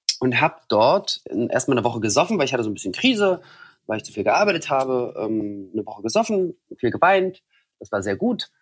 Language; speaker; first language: German; early bilingual, other home language; Russian